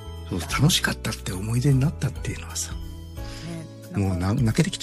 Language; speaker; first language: Japanese; native; Japanese